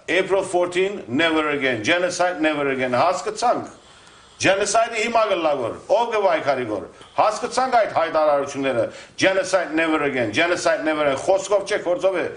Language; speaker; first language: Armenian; native; Armenian